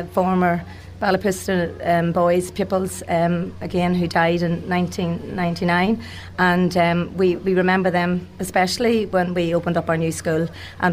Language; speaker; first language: English; native; English